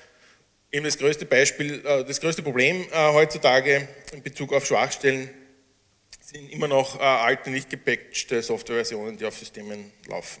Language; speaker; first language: German; native; German